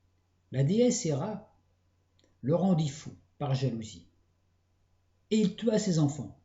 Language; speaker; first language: French; native; French